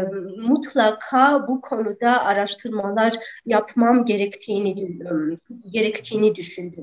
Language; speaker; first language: Turkish; non-native, fluent; Armenian